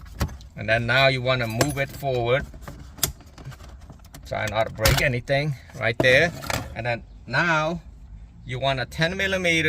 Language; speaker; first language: English; non-native, local second language; Khmer